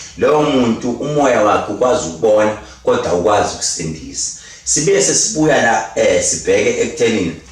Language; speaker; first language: Zulu; native; Zulu